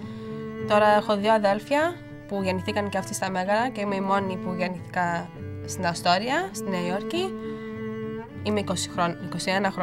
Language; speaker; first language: Greek; early bilingual, heritage; Greek